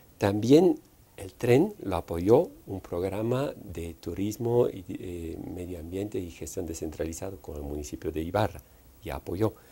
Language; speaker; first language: Spanish; non-native, fluent; Dutch